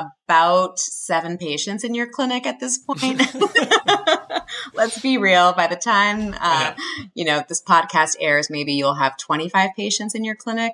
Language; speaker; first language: English; native; English